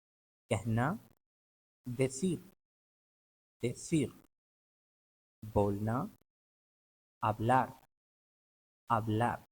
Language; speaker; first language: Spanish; non-native, fluent; Urdu